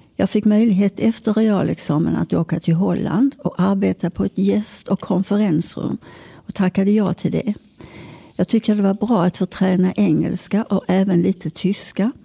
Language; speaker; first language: Swedish; native; Swedish